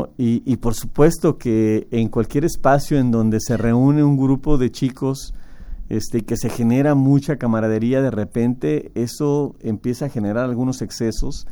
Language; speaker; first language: Spanish; native; Spanish